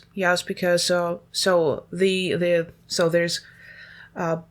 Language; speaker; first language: English; non-native, fluent; Ukrainian